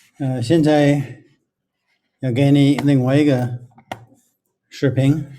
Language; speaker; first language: Chinese; non-native, fluent; English